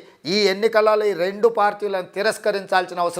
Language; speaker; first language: Telugu; native; Telugu